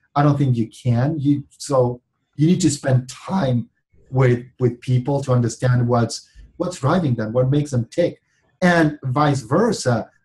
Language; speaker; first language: English; non-native, fluent; Spanish